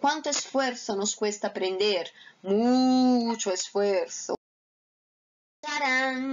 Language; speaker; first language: Spanish; non-native, fluent; Portuguese